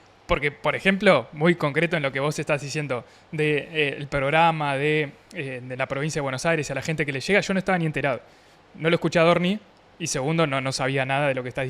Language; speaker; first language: Spanish; native; Spanish